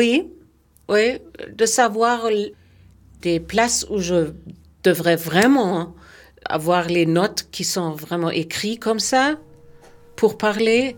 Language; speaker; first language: French; non-native, fluent; German